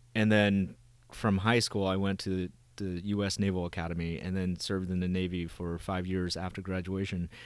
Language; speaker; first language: English; early bilingual, other home language; Vietnamese